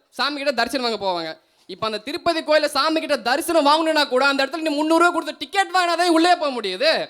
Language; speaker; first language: Tamil; native; Tamil